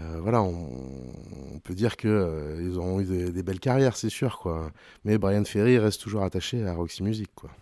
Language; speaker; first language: French; native; French